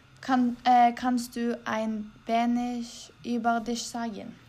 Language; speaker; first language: German; non-native, learner; English